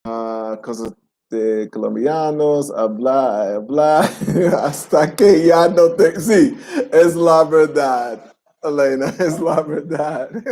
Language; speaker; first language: Spanish; non-native, learner; English